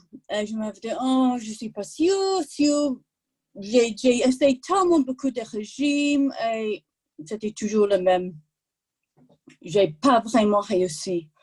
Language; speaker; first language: French; non-native, fluent; English